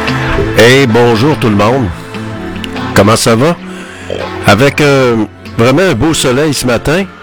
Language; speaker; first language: French; native; French